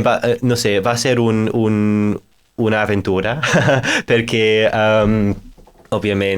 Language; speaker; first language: Catalan; non-native, fluent; English